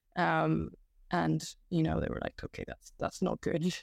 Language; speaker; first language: English; non-native, fluent; Dutch